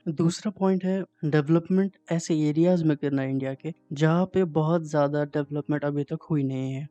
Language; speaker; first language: Hindi; native; Hindi